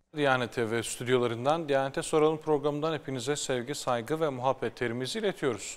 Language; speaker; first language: Turkish; native; Turkish